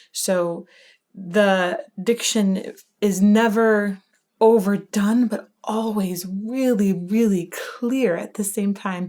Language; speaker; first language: English; native; English